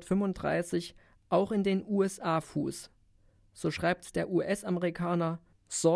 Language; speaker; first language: German; native; German